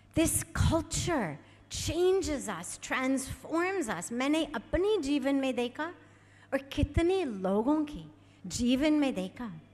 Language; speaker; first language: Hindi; non-native, fluent; English